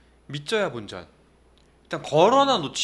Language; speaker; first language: Korean; native; Korean